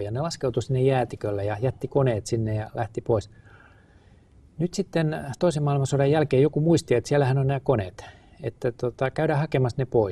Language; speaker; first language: Finnish; native; Finnish